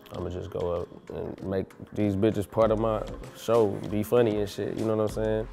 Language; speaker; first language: English; native; English